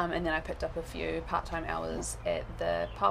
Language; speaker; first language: English; native; English